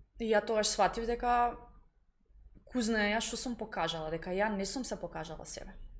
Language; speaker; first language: Macedonian; native; Macedonian